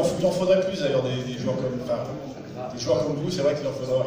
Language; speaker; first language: French; native; French